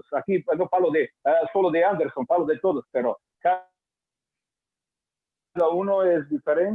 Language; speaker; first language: Portuguese; non-native, learner; Croatian